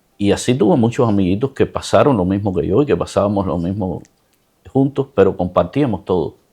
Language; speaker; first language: Spanish; native; Spanish